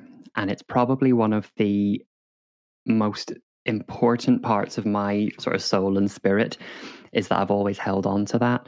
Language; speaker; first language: English; native; English